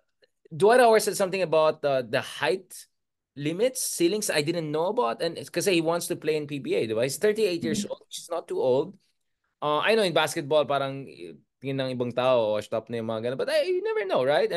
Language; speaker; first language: English; non-native, local second language; Filipino